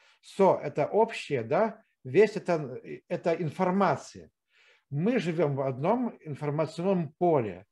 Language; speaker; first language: Russian; non-native, fluent; Lithuanian